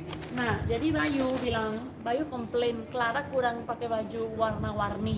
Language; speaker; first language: Indonesian; non-native, fluent; Spanish